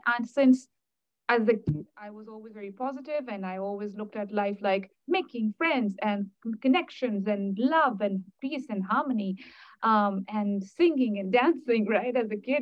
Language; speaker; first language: English; non-native, local second language; Urdu